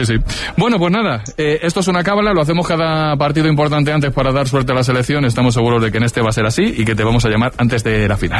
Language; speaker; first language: Spanish; native; Spanish